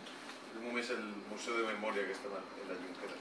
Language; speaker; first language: Spanish; native; Spanish